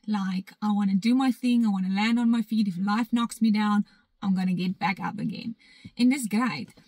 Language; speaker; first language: English; non-native, local second language; Afrikaans